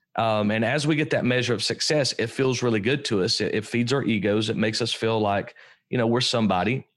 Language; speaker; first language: English; native; English